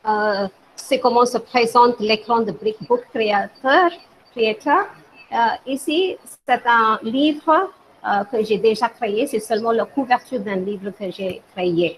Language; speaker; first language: French; non-native, fluent; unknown